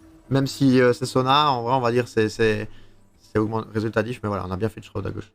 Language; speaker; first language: French; native; French